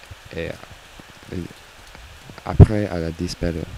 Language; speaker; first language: French; non-native, learner; English